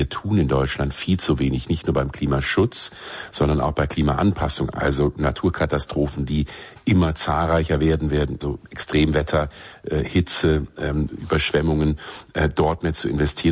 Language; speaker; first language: German; native; German